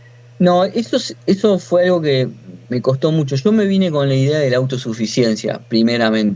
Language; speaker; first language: Spanish; native; Spanish